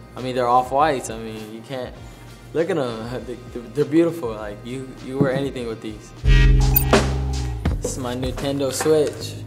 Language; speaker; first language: English; native; English